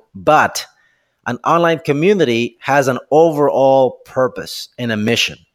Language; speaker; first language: English; non-native, fluent; Spanish